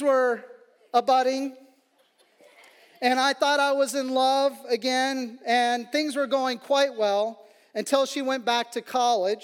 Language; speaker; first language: English; native; English